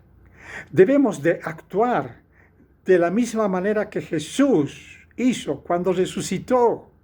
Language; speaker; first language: Spanish; native; Spanish